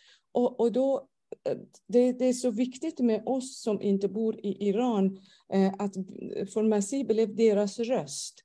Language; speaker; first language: Swedish; non-native, fluent; Persian